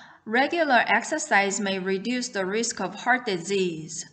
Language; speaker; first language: English; non-native, fluent; Korean